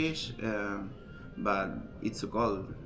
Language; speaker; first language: English; non-native, learner; Spanish